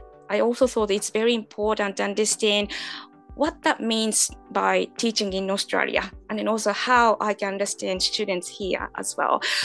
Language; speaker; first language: English; non-native, fluent; Japanese